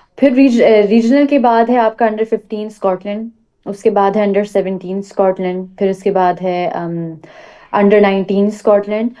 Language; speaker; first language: Urdu; native; Urdu